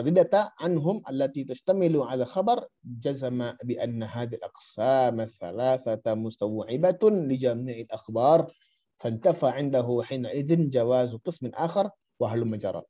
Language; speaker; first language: Arabic; non-native, fluent; Indonesian